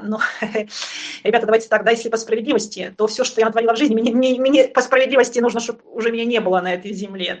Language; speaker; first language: Russian; native; Russian